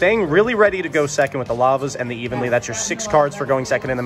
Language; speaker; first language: English; native; English